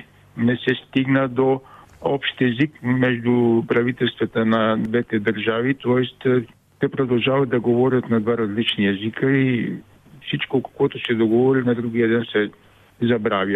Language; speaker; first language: Bulgarian; early bilingual, heritage; Bulgarian